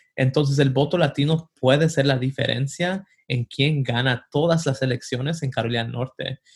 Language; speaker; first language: Spanish; early bilingual, heritage; Spanish